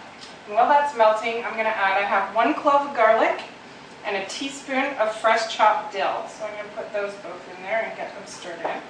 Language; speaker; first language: English; native; English